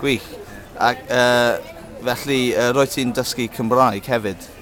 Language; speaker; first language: Welsh; non-native, learner; English